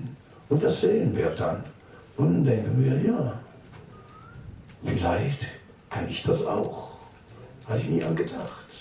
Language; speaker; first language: German; non-native, fluent; Dutch